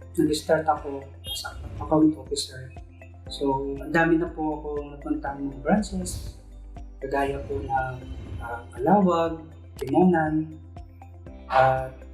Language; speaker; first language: Filipino; native; Filipino